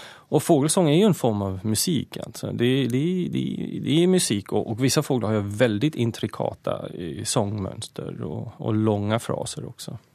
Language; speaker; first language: Swedish; native; Swedish